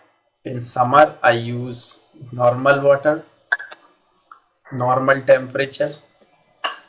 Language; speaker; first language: English; non-native, local second language; Hindi